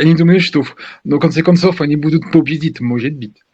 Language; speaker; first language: Russian; non-native, learner; French